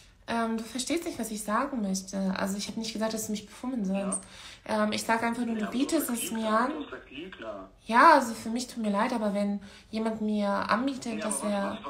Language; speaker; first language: German; native; German